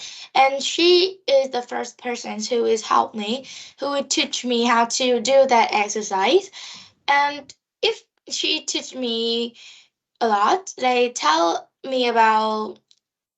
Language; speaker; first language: English; non-native, learner; Vietnamese